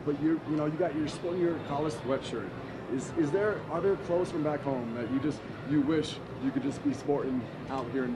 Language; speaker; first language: English; native; English